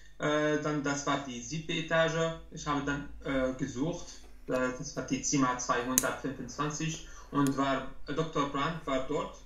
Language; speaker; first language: German; non-native, learner; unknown